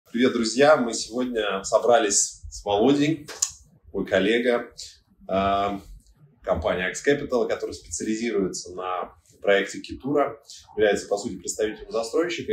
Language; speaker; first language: Russian; native; Russian